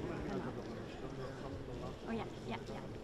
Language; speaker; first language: German; native; German